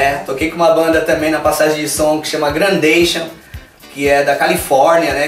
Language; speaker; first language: Portuguese; native; Portuguese